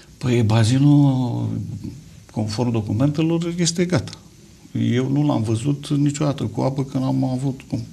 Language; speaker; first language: Romanian; native; Romanian